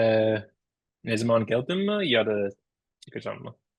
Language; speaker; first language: Turkish; non-native, learner; English